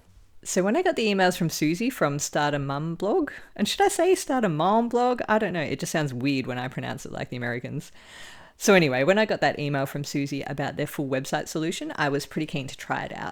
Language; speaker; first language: English; native; English